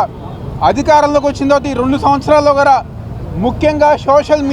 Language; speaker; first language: Telugu; native; Telugu